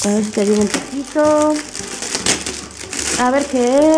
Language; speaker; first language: Spanish; native; Spanish